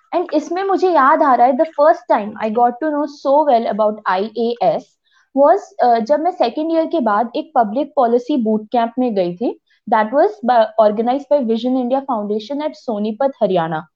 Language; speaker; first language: Hindi; native; Hindi